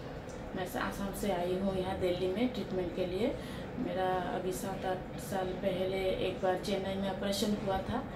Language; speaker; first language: Hindi; non-native, local second language; Assamese